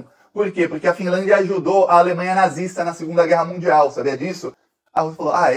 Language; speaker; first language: Portuguese; native; Portuguese